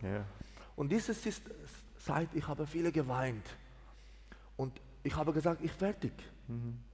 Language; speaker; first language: German; non-native, learner; Persian